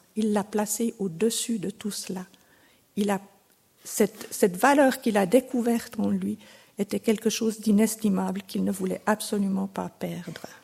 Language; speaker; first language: French; native; French